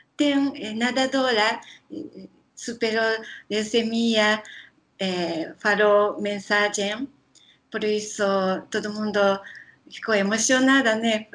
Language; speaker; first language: Portuguese; non-native, learner; Japanese